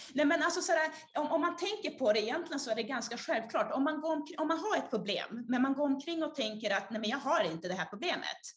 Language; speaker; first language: Swedish; early bilingual, other home language; Portuguese